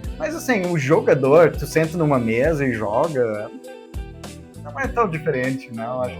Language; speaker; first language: Portuguese; non-native, fluent; English